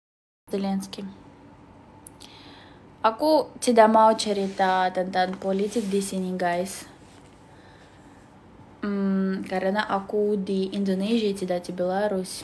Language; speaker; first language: Indonesian; non-native, learner; Russian